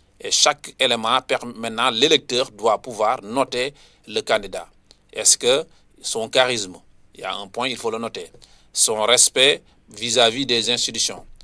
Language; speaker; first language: French; non-native, local second language; Wolof